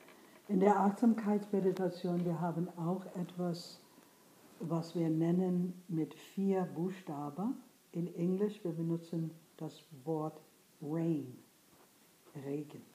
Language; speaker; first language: German; non-native, fluent; English